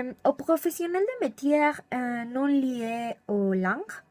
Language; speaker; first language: French; non-native, learner; Spanish